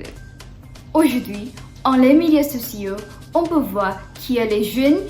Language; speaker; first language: French; non-native, learner; Indonesian